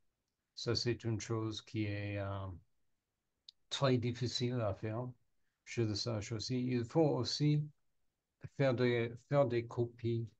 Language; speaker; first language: French; non-native, learner; English